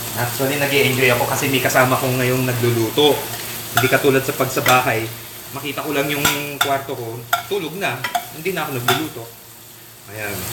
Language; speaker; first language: Filipino; non-native, local second language; Pampanga